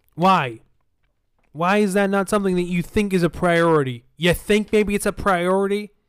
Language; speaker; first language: English; early bilingual, other home language; Arabic